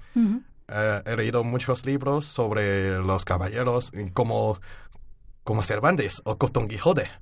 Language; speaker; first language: Spanish; non-native, fluent; Chinese